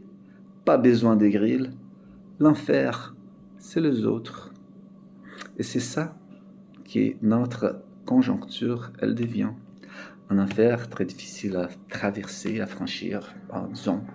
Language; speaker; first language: French; non-native, fluent; Portuguese